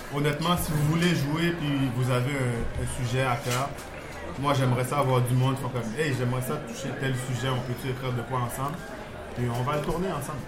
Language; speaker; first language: French; native; French